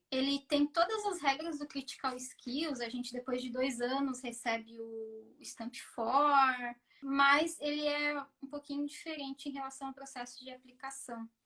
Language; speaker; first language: Portuguese; native; Portuguese